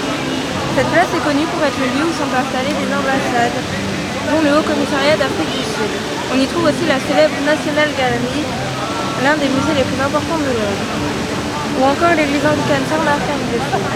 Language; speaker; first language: French; native; French